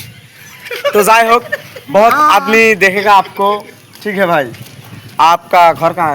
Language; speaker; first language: Hindi; non-native, learner; Bangla